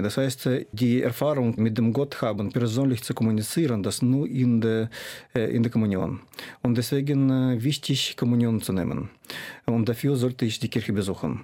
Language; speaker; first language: German; non-native, fluent; Russian